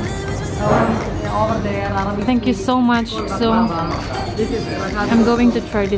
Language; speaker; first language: English; non-native, local second language; Filipino